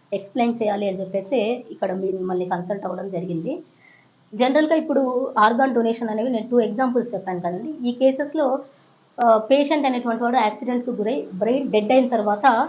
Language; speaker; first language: Telugu; native; Telugu